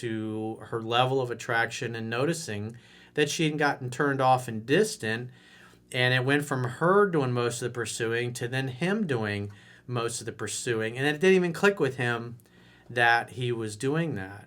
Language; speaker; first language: English; native; English